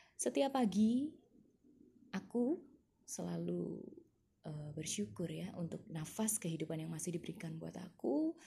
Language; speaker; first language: Indonesian; non-native, local second language; Javanese